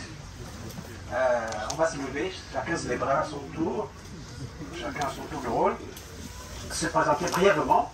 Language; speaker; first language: French; native; French